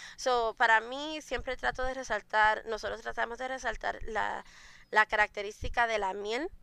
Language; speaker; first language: Spanish; native; Spanish